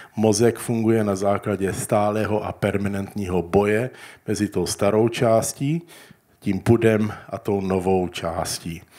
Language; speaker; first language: Czech; early bilingual, heritage; Czech